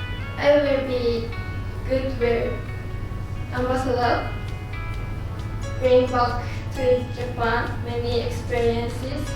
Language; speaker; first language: English; non-native, learner; Japanese